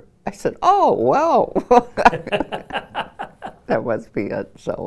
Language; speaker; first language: English; native; English